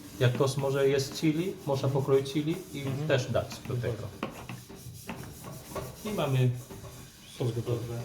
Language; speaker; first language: Polish; non-native, fluent; Vietnamese